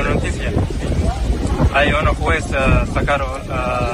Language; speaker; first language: Spanish; non-native, learner; Arabic